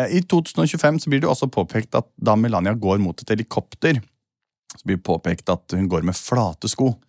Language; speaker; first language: Norwegian; native; Norwegian